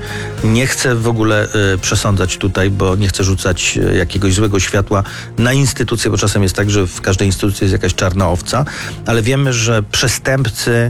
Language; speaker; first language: Polish; native; Polish